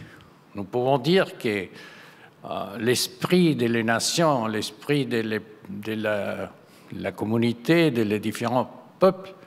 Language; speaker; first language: French; non-native, fluent; Spanish